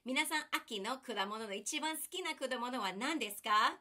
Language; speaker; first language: Japanese; non-native, fluent; English